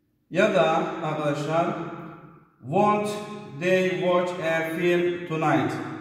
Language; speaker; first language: English; non-native, fluent; Turkish